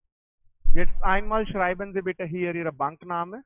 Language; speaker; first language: German; non-native, learner; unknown